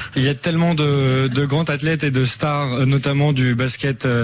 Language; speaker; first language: French; native; French